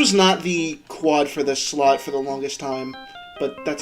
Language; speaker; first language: English; native; English